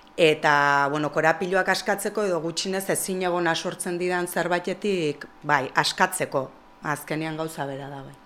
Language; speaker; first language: Basque; native; Basque